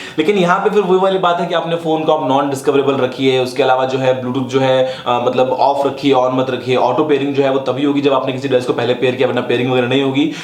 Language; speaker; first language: Hindi; native; Hindi